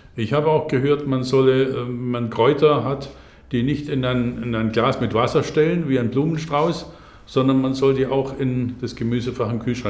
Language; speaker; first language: German; native; German